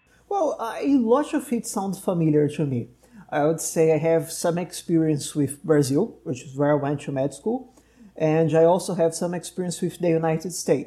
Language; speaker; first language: English; non-native, fluent; Portuguese